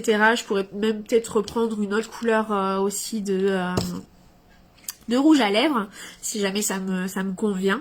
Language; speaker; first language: French; native; French